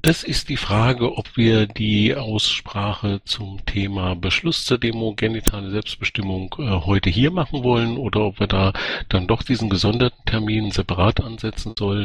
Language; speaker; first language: German; native; German